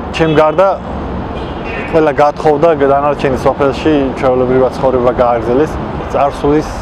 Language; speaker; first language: Georgian; non-native, local second language; Azerbaijani